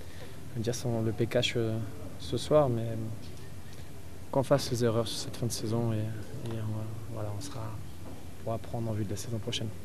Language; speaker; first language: French; native; French